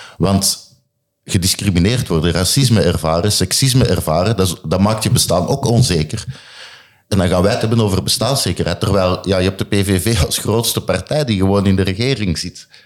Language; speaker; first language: Dutch; native; Dutch